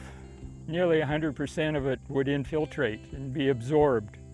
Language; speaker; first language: English; native; English